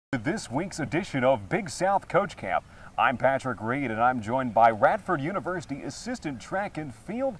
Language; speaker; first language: English; native; English